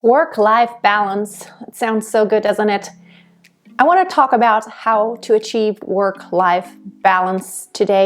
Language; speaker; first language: English; non-native, fluent; German